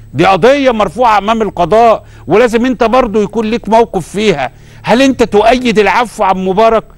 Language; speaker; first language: Egyptian Arabic; native; Egyptian Arabic